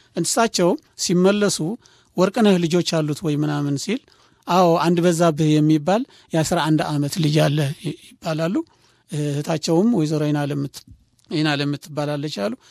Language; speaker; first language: Amharic; non-native, local second language; Tigrinya